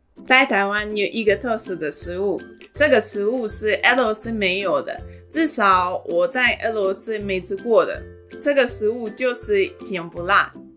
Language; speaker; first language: Chinese; non-native, fluent; Russian